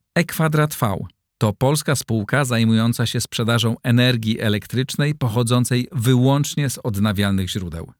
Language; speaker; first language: Polish; native; Polish